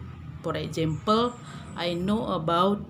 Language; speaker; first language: English; non-native, learner; Indonesian